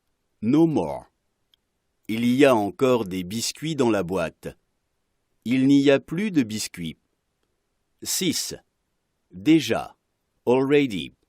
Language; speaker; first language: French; non-native, fluent; Arabic